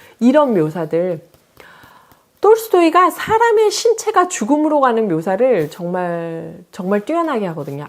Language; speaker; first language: Korean; native; Korean